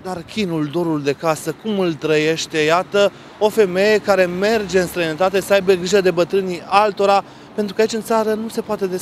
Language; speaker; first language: Romanian; native; Romanian